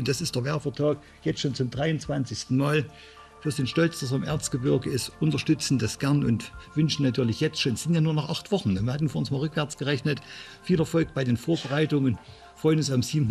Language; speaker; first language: German; native; German